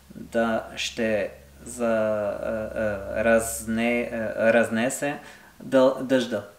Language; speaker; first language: Bulgarian; non-native, learner; French